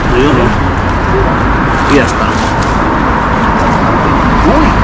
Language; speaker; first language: Spanish; non-native, learner; Filipino